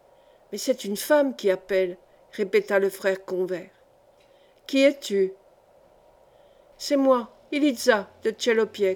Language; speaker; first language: French; native; French